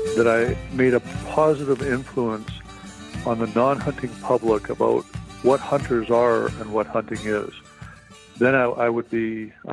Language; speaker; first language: English; native; English